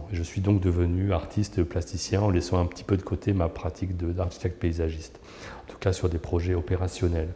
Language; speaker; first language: French; native; French